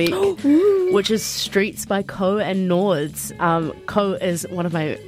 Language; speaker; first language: English; native; English